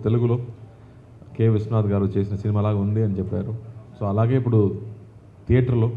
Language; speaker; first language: Telugu; non-native, fluent; Tamil